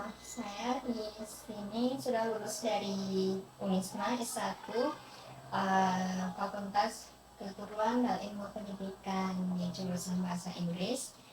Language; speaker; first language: Indonesian; non-native, fluent; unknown